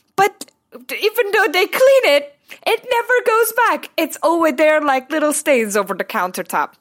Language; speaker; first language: English; non-native, fluent; Turkish